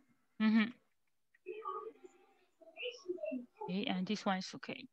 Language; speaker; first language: English; non-native, learner; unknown